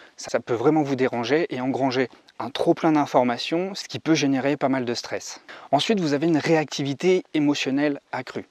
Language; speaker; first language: French; native; French